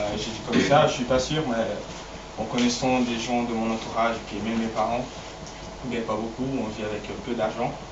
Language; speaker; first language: French; non-native, fluent; Portuguese